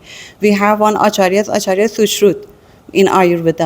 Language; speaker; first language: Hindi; non-native, learner; Persian